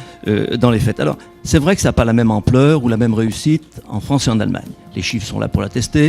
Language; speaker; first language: French; native; French